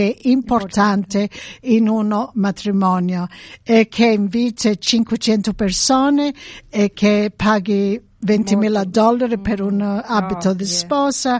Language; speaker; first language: Italian; early bilingual, heritage; Italian